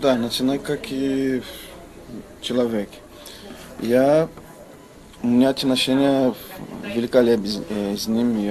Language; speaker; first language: Russian; non-native, learner; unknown